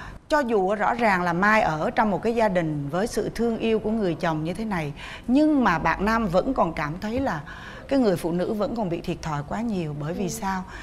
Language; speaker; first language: Vietnamese; native; Vietnamese